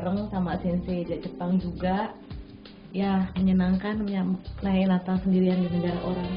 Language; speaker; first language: Indonesian; native; Indonesian